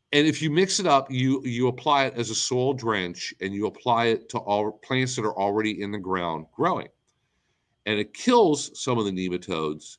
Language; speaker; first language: English; native; English